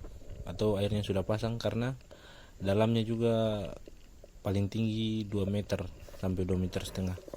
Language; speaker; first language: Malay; non-native, local second language; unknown